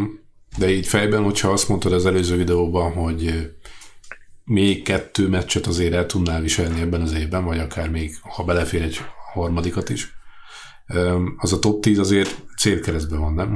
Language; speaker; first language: Hungarian; native; Hungarian